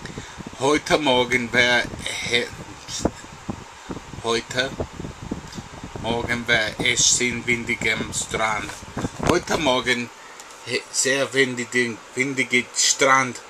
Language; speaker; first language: German; non-native, learner; English